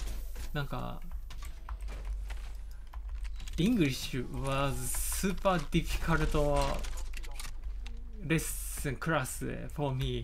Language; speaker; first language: English; non-native, learner; Japanese